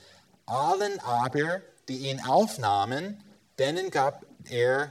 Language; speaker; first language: German; non-native, fluent; English